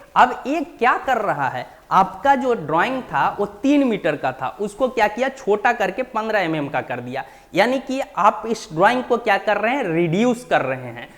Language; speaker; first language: Hindi; native; Hindi